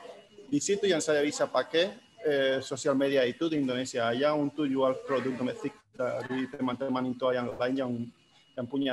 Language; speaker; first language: Indonesian; non-native, fluent; Spanish